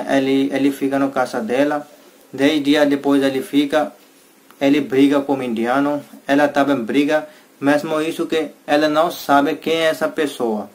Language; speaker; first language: Portuguese; non-native, learner; Hindi